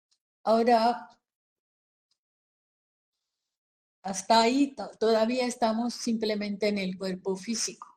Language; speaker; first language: Spanish; non-native, fluent; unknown